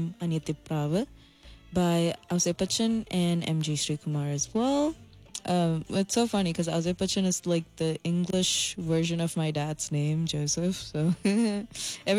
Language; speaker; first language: English; non-native, local second language; Malayalam